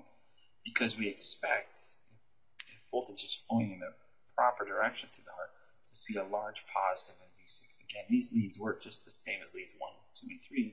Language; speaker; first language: English; native; English